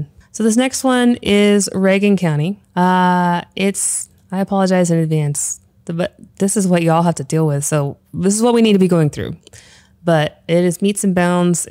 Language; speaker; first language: English; native; English